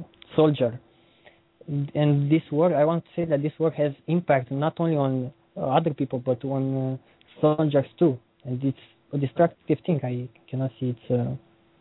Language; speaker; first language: English; non-native, learner; Romanian